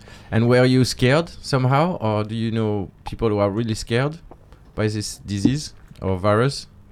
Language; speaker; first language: English; non-native, fluent; French